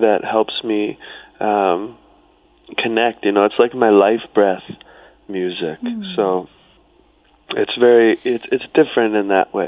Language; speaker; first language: English; native; English